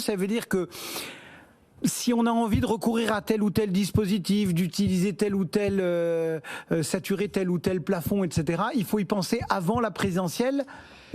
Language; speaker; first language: French; native; French